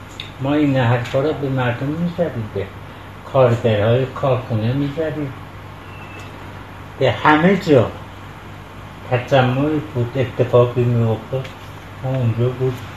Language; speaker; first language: Persian; non-native, local second language; Central Kurdish